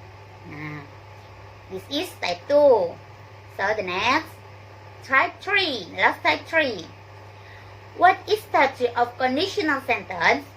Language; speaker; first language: English; non-native, learner; Indonesian